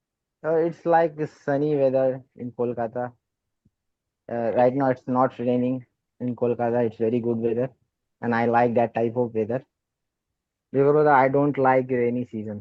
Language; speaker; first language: English; non-native, learner; Hindi